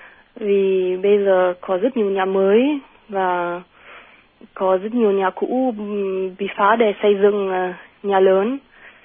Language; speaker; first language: Vietnamese; non-native, fluent; German